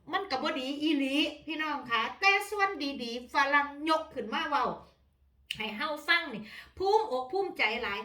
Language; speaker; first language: Thai; non-native, local second language; Northeastern Thai